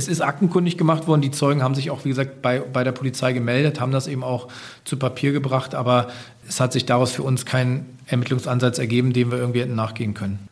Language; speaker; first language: German; native; German